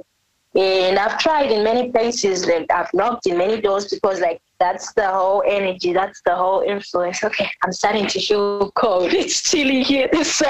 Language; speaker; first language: English; non-native, local second language; North Ndebele